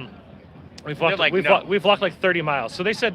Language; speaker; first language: English; native; English